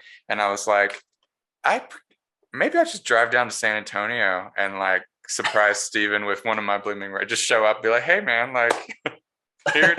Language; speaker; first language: English; native; English